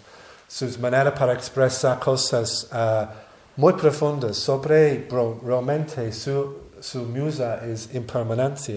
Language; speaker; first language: Spanish; non-native, learner; English